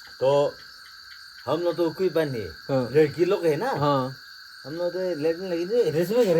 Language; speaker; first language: Hindi; non-native, local second language; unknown